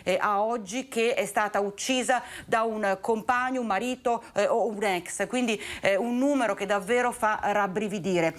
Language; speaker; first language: Italian; native; Italian